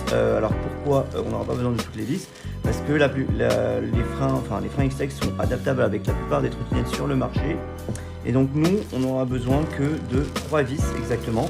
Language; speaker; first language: French; native; French